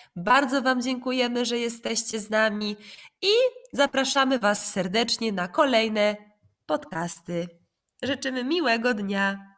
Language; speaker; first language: Polish; native; Polish